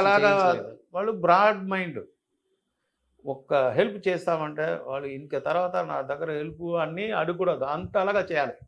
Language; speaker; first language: Telugu; non-native, local second language; Tamil